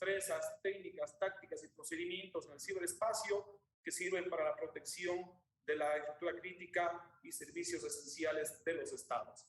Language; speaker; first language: Spanish; native; Spanish